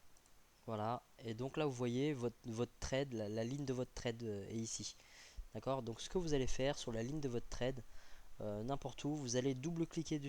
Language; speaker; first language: French; native; French